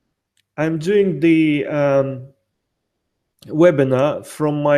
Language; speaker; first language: English; non-native, fluent; Russian